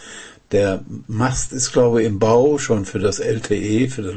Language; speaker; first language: German; native; German